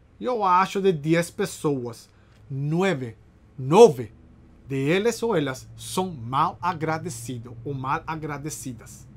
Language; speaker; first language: Portuguese; non-native, learner; Spanish